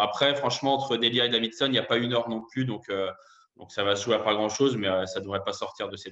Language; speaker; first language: French; native; French